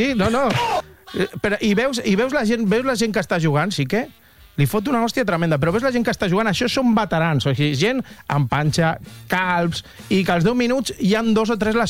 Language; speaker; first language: Catalan; native; Catalan